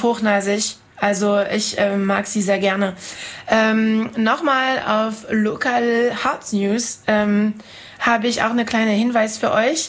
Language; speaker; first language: German; non-native, fluent; French